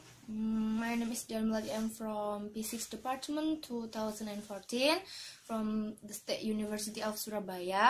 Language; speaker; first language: English; non-native, learner; Indonesian